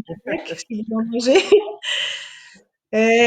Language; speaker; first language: French; native; French